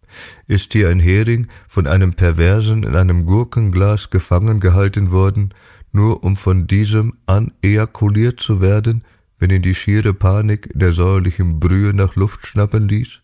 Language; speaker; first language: German; native; German